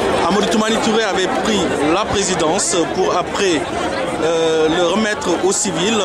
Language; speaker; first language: French; non-native, local second language; Soninke